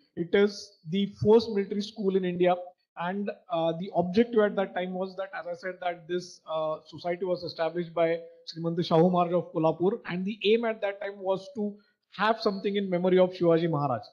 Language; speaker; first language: English; non-native, local second language; Marathi